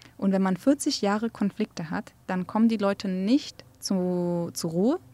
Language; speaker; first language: German; early bilingual, other home language; Central Kurdish